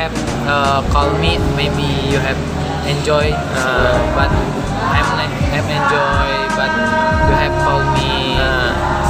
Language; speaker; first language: English; non-native, learner; Indonesian